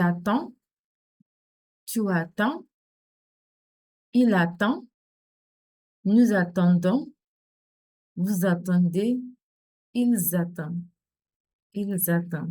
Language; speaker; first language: French; non-native, fluent; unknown